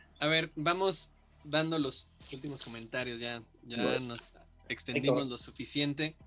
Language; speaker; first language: Spanish; native; Spanish